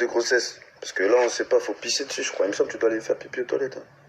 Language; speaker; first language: French; native; French